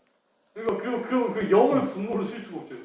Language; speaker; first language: Korean; native; Korean